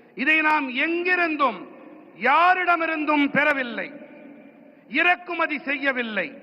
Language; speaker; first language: Tamil; native; Tamil